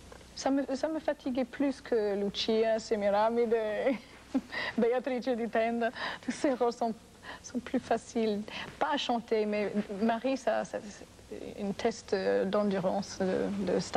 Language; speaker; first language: French; non-native, fluent; English